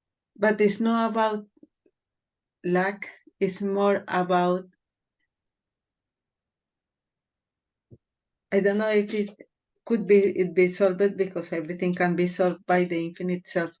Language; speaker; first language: English; non-native, fluent; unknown